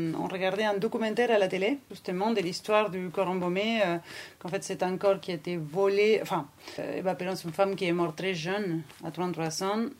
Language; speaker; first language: French; non-native, fluent; Spanish